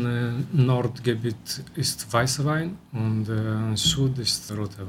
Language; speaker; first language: German; non-native, local second language; Romanian